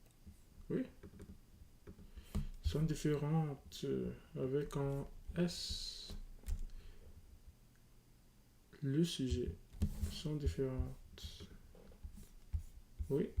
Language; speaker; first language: French; non-native, learner; English